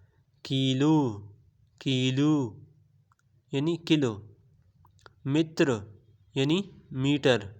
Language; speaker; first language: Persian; non-native, fluent; Urdu